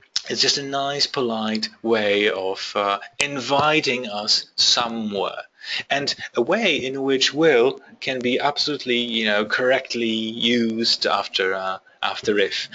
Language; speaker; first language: English; non-native, fluent; Polish